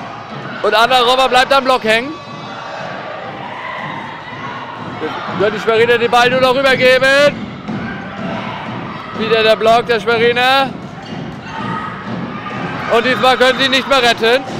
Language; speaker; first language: German; native; German